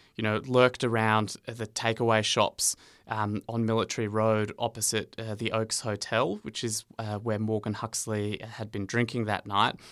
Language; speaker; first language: English; native; English